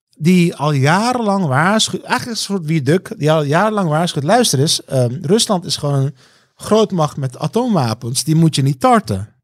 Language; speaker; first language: Dutch; early bilingual, other home language; Turkish